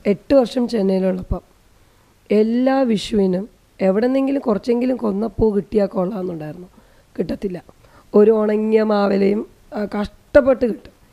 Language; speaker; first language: Malayalam; native; Malayalam